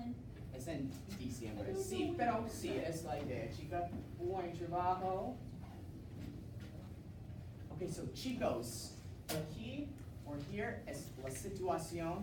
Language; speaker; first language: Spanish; non-native, learner; English